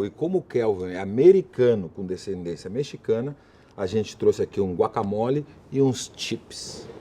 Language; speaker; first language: Portuguese; native; Portuguese